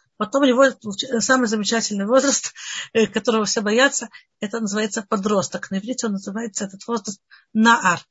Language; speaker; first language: Russian; early bilingual, heritage; Russian